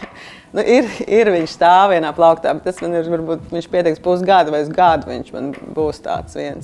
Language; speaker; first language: Latvian; native; Latvian